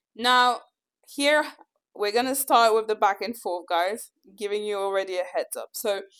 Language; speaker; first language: English; early bilingual, other home language; French